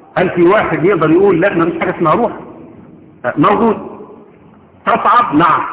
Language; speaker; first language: Arabic; native; Arabic